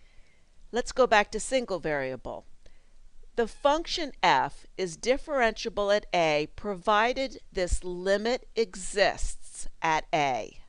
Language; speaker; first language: English; native; English